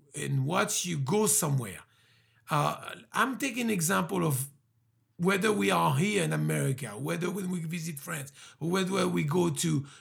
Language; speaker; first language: English; early bilingual, other home language; French